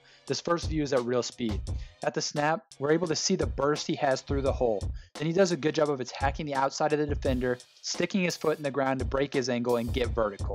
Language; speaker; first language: English; native; English